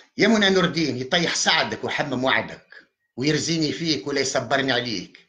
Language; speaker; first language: French; non-native, local second language; Arabic